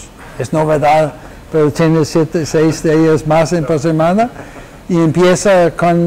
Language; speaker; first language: Spanish; non-native, fluent; Danish